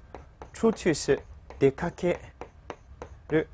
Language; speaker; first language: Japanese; non-native, fluent; Chinese